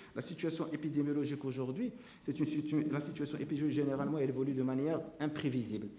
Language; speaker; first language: French; non-native, local second language; Arabic